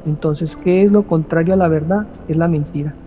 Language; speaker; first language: Spanish; native; Spanish